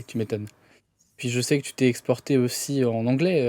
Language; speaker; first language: French; native; French